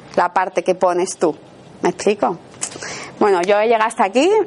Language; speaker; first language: Spanish; native; Spanish